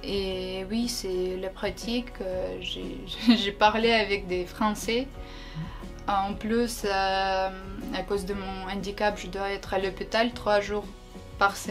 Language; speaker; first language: French; non-native, learner; Ukrainian